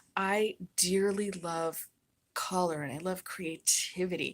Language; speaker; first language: English; native; English